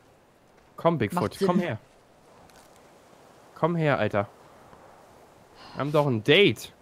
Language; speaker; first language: German; native; German